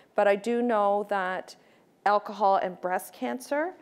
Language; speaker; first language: English; native; English